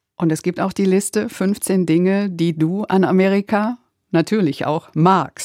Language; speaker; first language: German; native; German